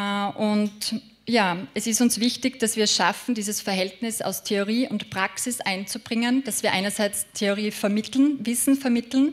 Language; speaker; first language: German; native; German